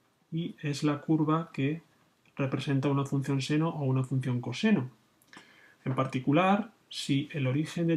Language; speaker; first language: Spanish; native; Spanish